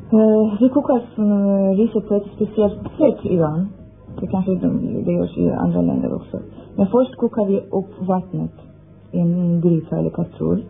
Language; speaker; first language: Swedish; non-native, fluent; Persian